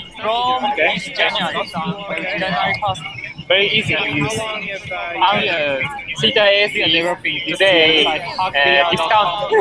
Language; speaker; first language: English; non-native, learner; Japanese